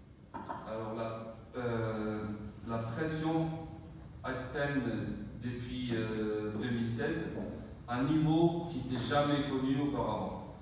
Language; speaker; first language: French; non-native, fluent; Uyghur